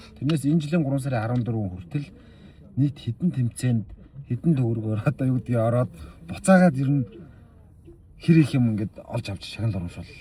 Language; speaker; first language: Mongolian; native; Mongolian